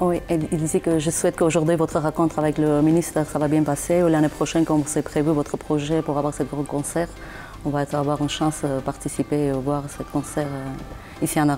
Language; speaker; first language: French; non-native, fluent; Armenian